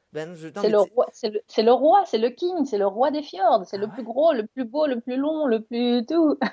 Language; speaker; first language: French; native; French